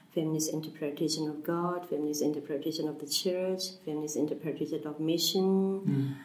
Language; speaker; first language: English; non-native, fluent; Burmese